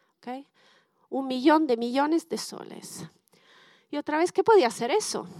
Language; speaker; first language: Spanish; non-native, fluent; Italian